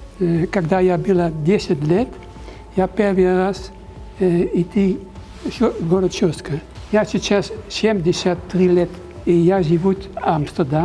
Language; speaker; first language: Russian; early bilingual, heritage; Dutch